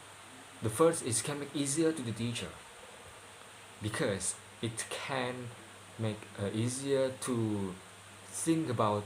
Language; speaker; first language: English; non-native, learner; Indonesian